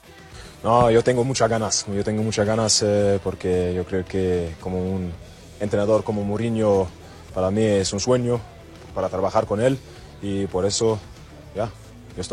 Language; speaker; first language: Spanish; non-native, learner; German